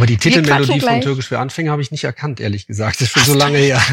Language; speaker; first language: German; non-native, fluent; Turkish